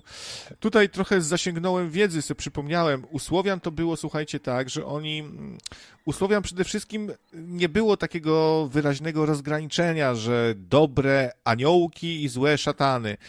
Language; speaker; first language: Polish; native; Polish